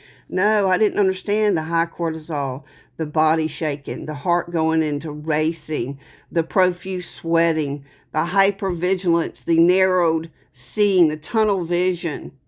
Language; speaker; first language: English; native; English